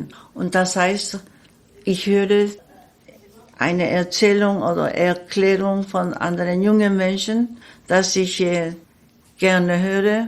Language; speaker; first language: German; non-native, learner; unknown